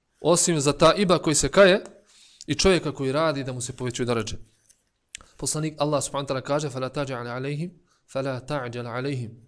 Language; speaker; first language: Bosnian; native; Bosnian